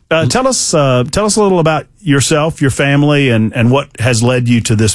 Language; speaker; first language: English; native; English